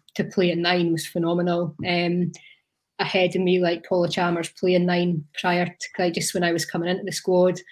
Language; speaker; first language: English; native; English